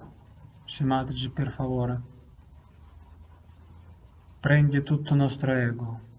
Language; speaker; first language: Italian; non-native, learner; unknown